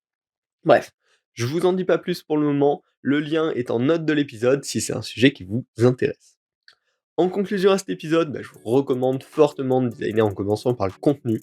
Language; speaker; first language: French; native; French